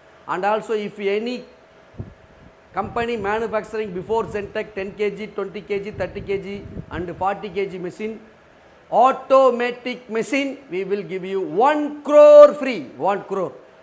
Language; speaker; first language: English; non-native, local second language; Tamil